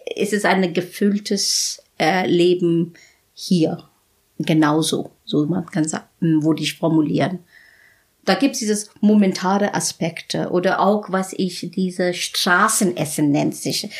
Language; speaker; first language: German; non-native, fluent; Bangla